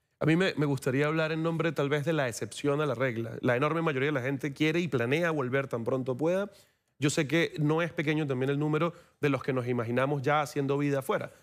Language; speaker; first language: Spanish; native; Spanish